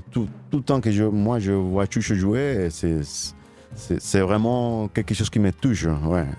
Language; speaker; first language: French; non-native, learner; Spanish